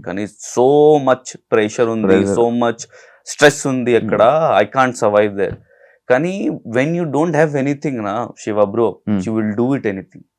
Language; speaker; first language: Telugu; non-native, learner; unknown